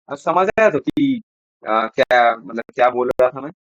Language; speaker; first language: Hindi; non-native, local second language; Bangla